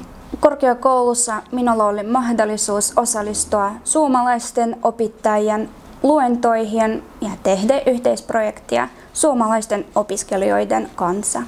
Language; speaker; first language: Finnish; non-native, fluent; Russian